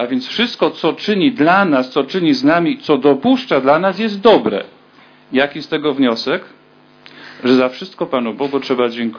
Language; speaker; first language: Polish; native; Polish